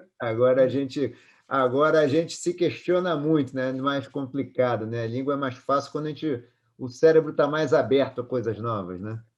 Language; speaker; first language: Portuguese; native; Portuguese